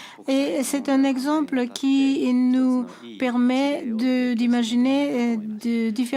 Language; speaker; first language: French; non-native, fluent; Japanese